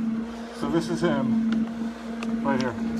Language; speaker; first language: English; native; English